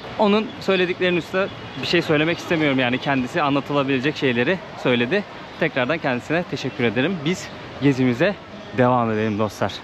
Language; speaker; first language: Turkish; native; Turkish